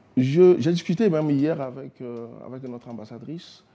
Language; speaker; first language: French; non-native, local second language; Ewe